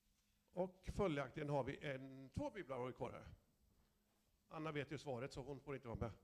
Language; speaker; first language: Swedish; native; Swedish